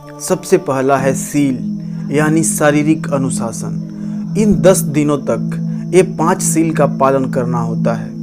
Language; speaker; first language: Hindi; native; Hindi